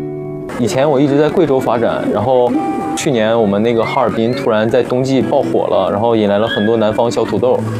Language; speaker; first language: Chinese; native; Chinese